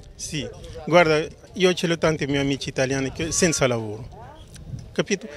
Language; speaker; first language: Italian; non-native, learner; Urdu